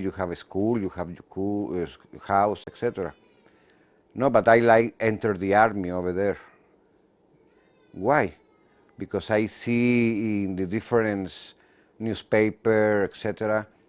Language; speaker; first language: English; non-native, learner; Spanish